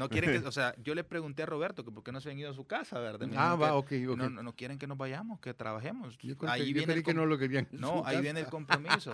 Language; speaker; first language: Spanish; native; Spanish